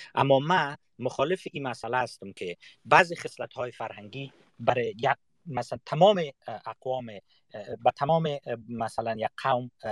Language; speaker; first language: Persian; native; Persian